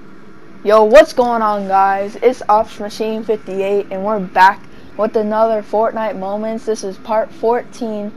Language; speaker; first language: English; native; English